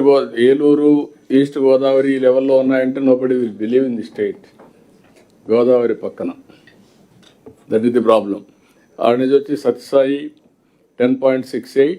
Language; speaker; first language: Telugu; native; Telugu